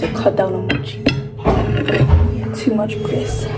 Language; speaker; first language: English; non-native, learner; Indonesian